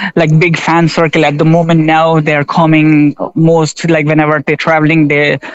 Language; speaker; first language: English; non-native, local second language; Urdu